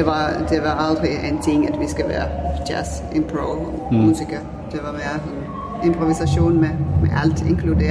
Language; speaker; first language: Danish; non-native, fluent; Finnish